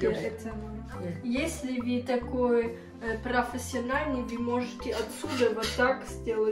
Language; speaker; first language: Russian; early bilingual, heritage; Russian